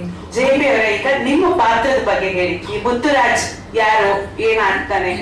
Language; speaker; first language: Kannada; native; Kannada